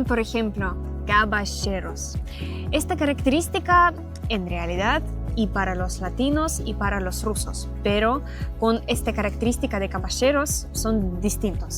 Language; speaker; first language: Spanish; non-native, learner; Russian